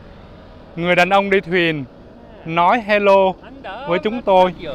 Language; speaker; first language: Vietnamese; non-native, learner; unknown